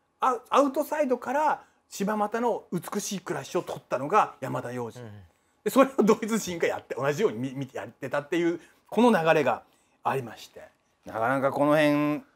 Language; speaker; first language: Japanese; native; Japanese